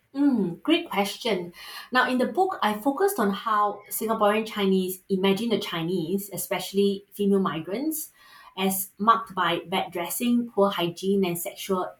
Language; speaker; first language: English; native; English